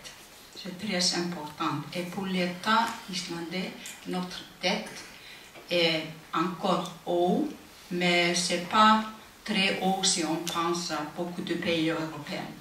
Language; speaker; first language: French; non-native, fluent; Icelandic